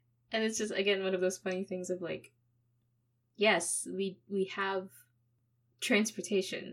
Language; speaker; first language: English; non-native, local second language; Filipino